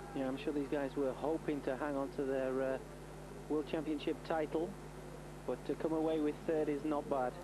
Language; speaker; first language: English; native; English